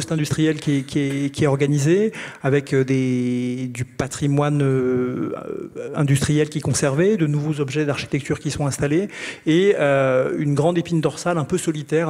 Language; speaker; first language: French; native; French